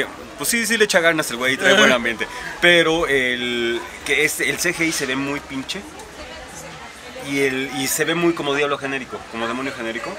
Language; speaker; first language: Spanish; native; Spanish